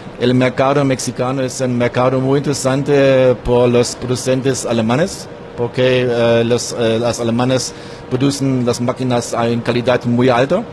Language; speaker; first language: Spanish; non-native, learner; German